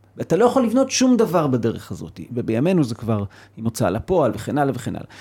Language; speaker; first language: Hebrew; native; Hebrew